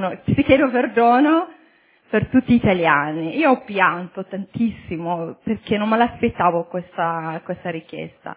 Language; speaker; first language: Italian; early bilingual, other home language; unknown